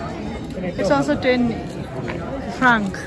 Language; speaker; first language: English; non-native, local second language; Bangla